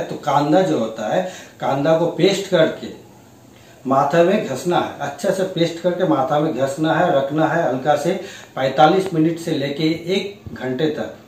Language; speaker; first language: Hindi; non-native, local second language; Bangla